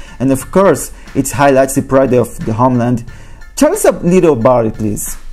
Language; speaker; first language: English; non-native, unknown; Portuguese